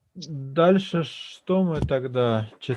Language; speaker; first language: Russian; native; Russian